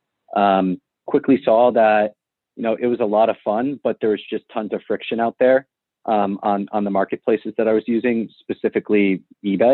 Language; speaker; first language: English; native; English